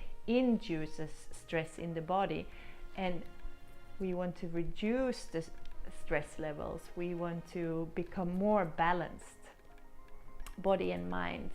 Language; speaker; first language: English; non-native, fluent; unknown